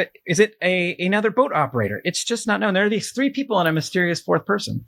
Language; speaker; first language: English; native; English